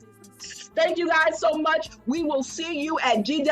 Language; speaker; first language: English; native; English